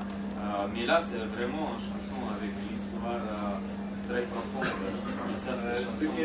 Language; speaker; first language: French; non-native, fluent; Russian